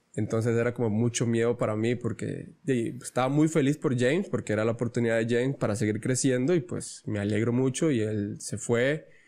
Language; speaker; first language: Spanish; native; Spanish